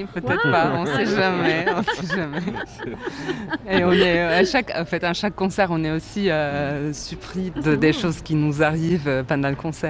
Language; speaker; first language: French; non-native, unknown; Turkish